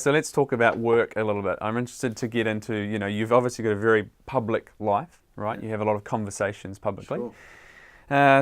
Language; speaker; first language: English; native; English